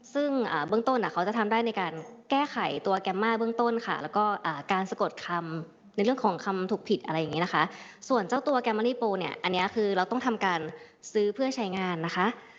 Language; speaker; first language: Thai; native; Thai